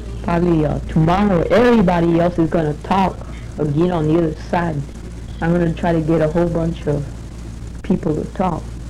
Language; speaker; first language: English; early bilingual, other home language; Spanish